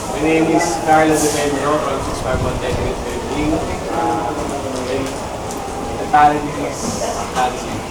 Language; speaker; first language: English; non-native, local second language; Filipino